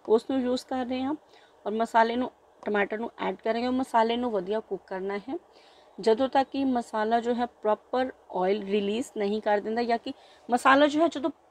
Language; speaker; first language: Hindi; non-native, local second language; Punjabi